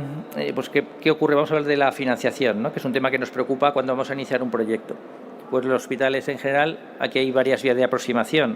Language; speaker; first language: Spanish; native; Spanish